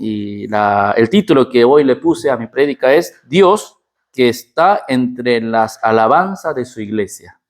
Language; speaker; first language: Spanish; early bilingual, other home language; Korean